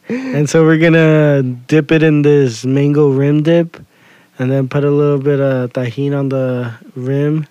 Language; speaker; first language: English; native; English